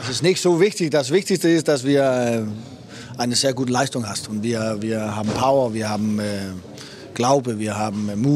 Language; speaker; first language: German; non-native, learner; Danish